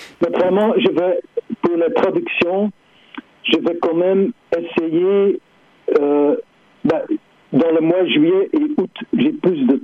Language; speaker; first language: French; non-native, fluent; Dutch